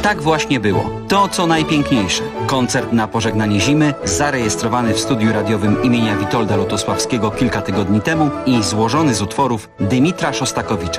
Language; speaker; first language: Polish; native; Polish